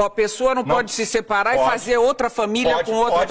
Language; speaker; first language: Portuguese; native; Portuguese